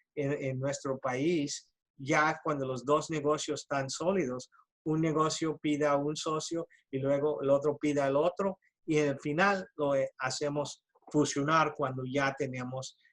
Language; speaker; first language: Spanish; early bilingual, heritage; Spanish